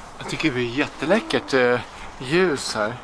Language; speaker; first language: Swedish; native; Swedish